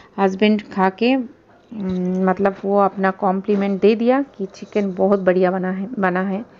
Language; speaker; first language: Hindi; non-native, local second language; Bangla